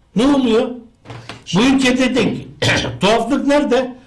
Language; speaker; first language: Turkish; native; Turkish